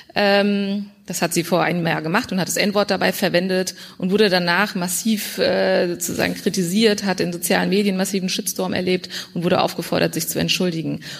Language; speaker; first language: German; early bilingual, other home language; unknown